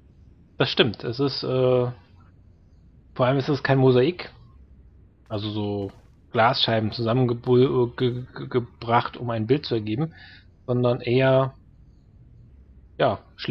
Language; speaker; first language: German; native; German